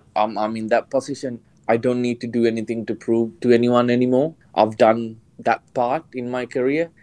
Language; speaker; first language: English; non-native, local second language; Sinhala